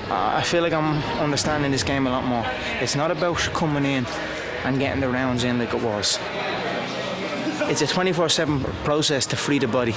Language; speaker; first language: English; native; English